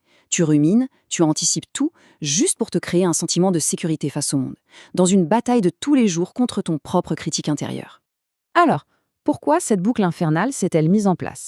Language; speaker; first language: French; native; French